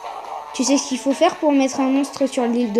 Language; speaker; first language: French; native; French